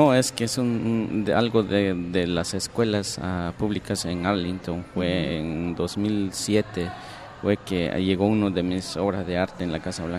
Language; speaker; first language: Spanish; non-native, local second language; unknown